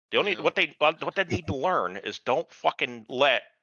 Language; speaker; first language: English; native; English